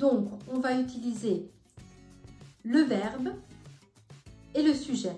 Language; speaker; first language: French; non-native, fluent; Italian